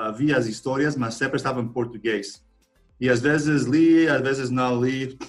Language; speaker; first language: Portuguese; non-native, fluent; English